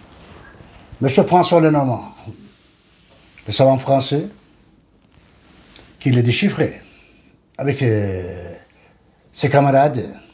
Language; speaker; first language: French; non-native, learner; Turkish